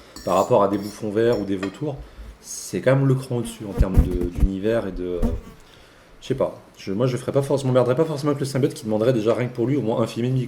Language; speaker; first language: French; native; French